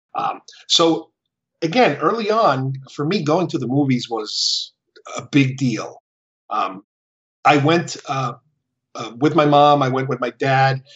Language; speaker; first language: English; early bilingual, other home language; Spanish